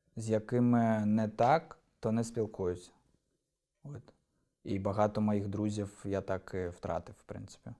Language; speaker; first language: Ukrainian; non-native, local second language; Russian